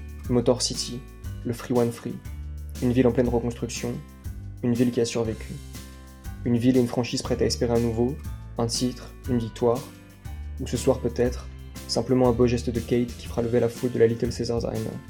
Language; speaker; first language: French; native; French